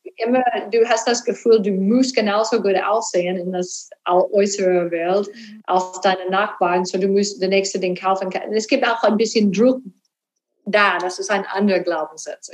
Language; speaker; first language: German; non-native, learner; English